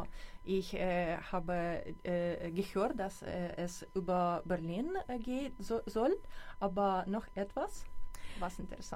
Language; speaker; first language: German; non-native, learner; Ukrainian